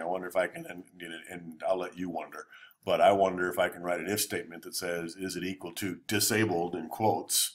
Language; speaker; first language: English; native; English